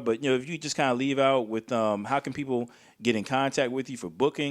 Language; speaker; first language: English; native; English